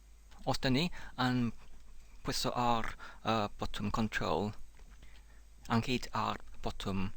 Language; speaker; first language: Welsh; non-native, fluent; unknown